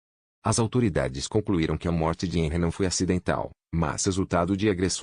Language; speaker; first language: Portuguese; native; Portuguese